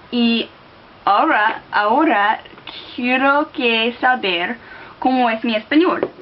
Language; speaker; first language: Spanish; non-native, learner; English